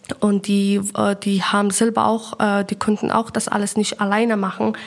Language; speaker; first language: German; non-native, learner; Persian